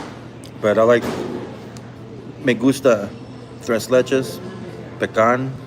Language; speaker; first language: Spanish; non-native, learner; English